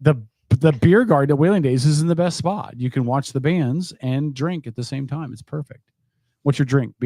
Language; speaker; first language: English; native; English